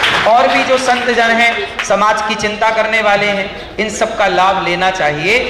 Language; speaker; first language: Hindi; native; Hindi